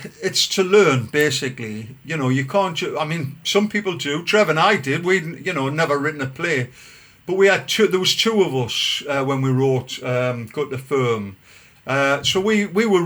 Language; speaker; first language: English; native; English